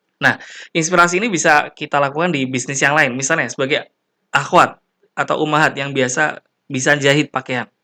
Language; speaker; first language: Indonesian; native; Indonesian